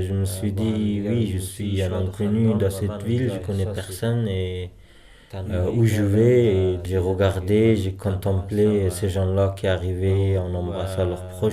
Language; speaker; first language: French; non-native, fluent; Persian